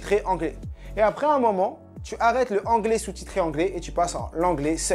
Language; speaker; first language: French; native; French